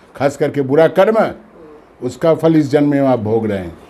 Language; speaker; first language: Hindi; non-native, local second language; Bangla